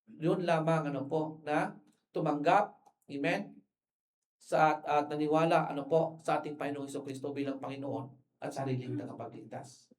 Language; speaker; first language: Filipino; non-native, local second language; Iloko